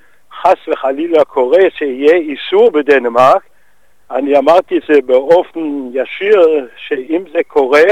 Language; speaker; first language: Hebrew; non-native, fluent; Danish